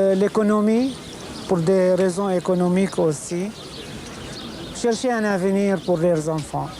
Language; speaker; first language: French; non-native, fluent; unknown